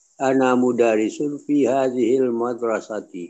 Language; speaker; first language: Arabic; non-native, learner; Indonesian